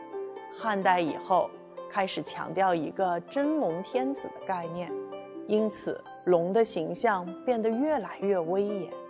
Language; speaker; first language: Chinese; native; Chinese